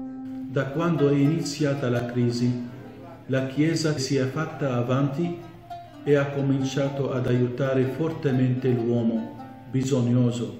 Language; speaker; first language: Italian; non-native, fluent; Arabic